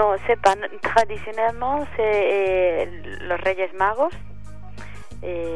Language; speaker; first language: French; non-native, fluent; Spanish